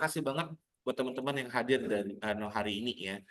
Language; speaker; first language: Indonesian; native; Indonesian